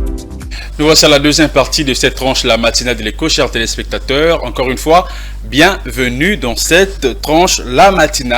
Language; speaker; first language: French; non-native, local second language; Lingala